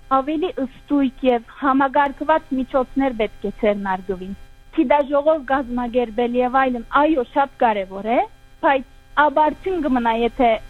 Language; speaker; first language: Armenian; early bilingual, heritage; Armenian